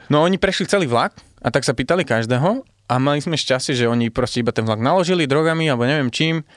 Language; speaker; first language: Slovak; early bilingual, heritage; Slovak